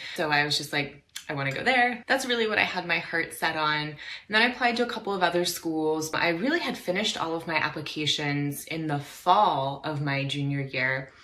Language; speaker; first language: English; native; English